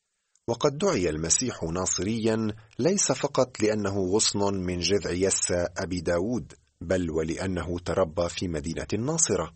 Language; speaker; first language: Arabic; native; Arabic